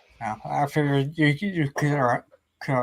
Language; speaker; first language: English; native; English